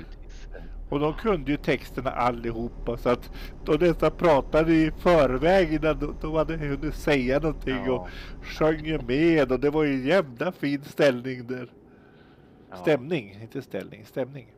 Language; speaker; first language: Swedish; native; Swedish